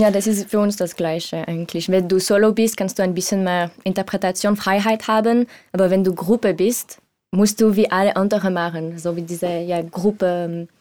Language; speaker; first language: German; non-native, learner; French